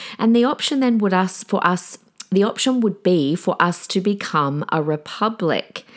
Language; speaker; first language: English; native; English